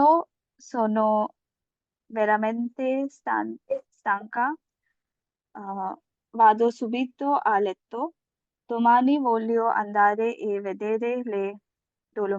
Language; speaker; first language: Italian; non-native, learner; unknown